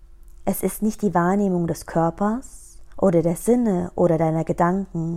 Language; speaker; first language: German; native; German